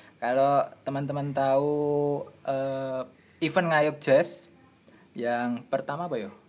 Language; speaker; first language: Indonesian; non-native, local second language; Javanese